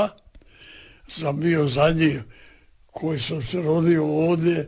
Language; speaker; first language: Serbian; native; Serbian